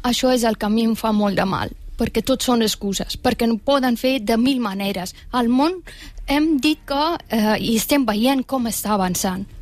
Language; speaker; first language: Catalan; non-native, fluent; Persian